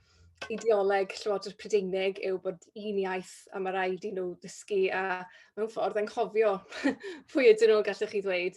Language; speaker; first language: Welsh; native; Welsh